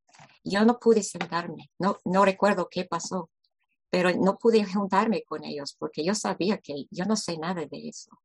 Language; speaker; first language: Spanish; non-native, fluent; English